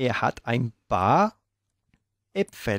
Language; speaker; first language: German; non-native, learner; Spanish